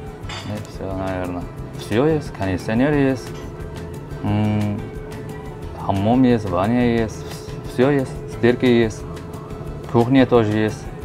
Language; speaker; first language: Russian; non-native, learner; Uzbek